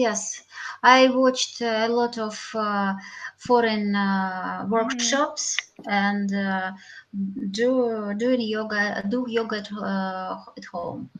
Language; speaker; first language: English; non-native, learner; Russian